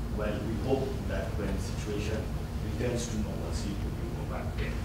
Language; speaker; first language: English; non-native, fluent; Morisyen